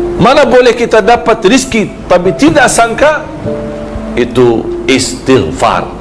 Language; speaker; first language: Malay; non-native, fluent; Arabic